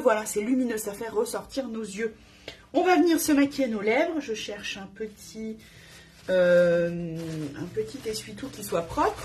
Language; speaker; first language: French; native; French